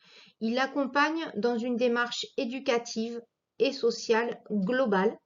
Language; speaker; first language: French; native; French